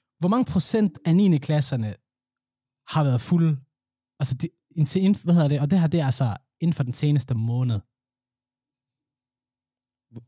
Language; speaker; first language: Danish; early bilingual, other home language; Somali